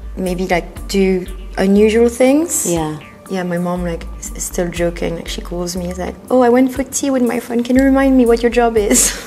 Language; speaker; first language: English; non-native, fluent; French